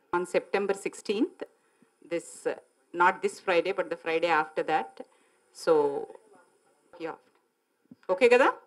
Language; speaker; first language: Telugu; native; Telugu